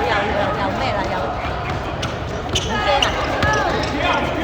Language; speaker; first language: Chinese; early bilingual, heritage; Cantonese